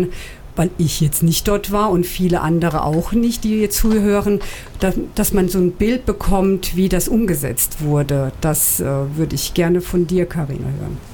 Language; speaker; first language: German; native; German